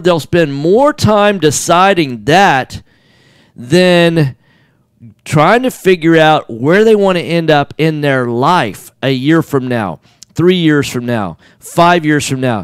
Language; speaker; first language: English; native; English